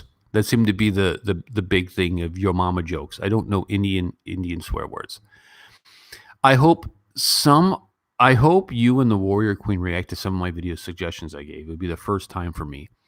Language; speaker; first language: English; native; English